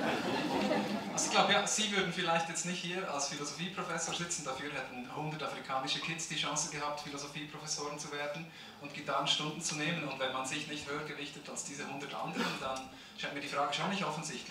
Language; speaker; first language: German; native; German